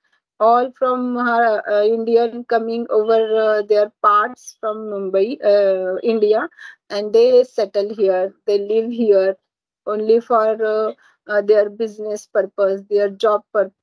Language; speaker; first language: English; non-native, learner; Marathi